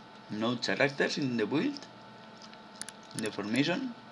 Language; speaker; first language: English; non-native, learner; Spanish